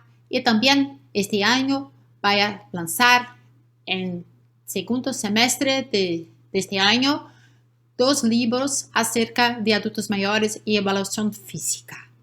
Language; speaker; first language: Spanish; non-native, learner; Portuguese